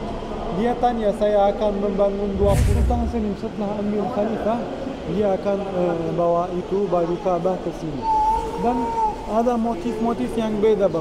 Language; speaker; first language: Indonesian; non-native, learner; Turkish